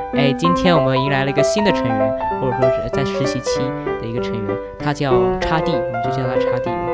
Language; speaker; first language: Chinese; native; Chinese